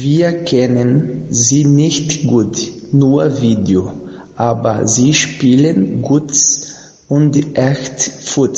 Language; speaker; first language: German; non-native, learner; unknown